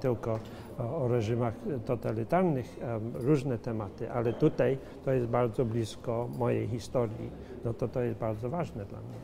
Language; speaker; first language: Polish; early bilingual, heritage; Polish